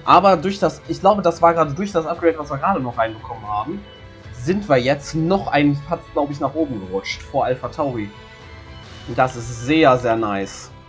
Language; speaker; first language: German; native; German